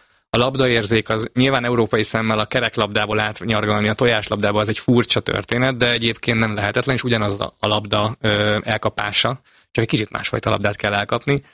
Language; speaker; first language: Hungarian; native; Hungarian